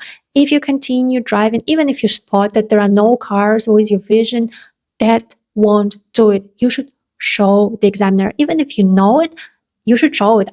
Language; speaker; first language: English; non-native, fluent; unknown